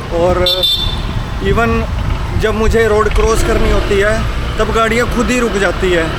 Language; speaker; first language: Hindi; native; Hindi